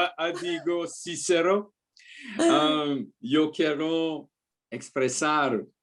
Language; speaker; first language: Spanish; non-native, fluent; French